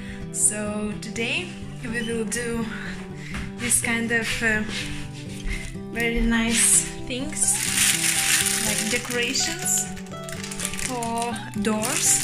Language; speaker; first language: English; non-native, learner; Lithuanian